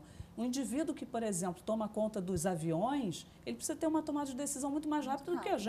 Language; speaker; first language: Portuguese; native; Portuguese